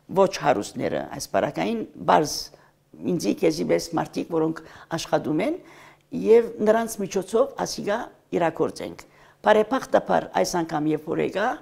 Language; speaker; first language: Armenian; early bilingual, heritage; Armenian